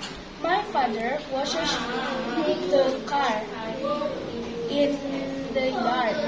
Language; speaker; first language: English; non-native, learner; Indonesian